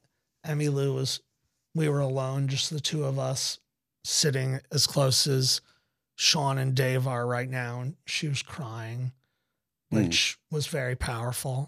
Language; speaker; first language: English; native; English